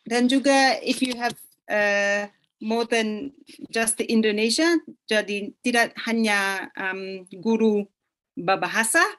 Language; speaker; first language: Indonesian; non-native, fluent; English